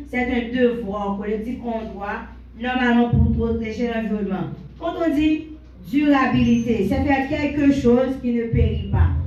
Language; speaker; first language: French; non-native, local second language; Haitian Creole